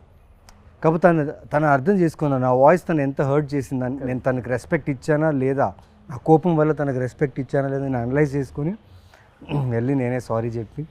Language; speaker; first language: Telugu; native; Telugu